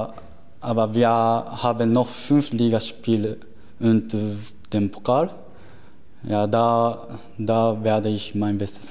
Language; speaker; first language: German; non-native, learner; Japanese